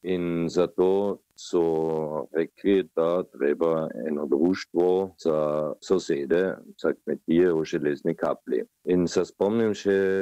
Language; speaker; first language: Slovenian; non-native, learner; German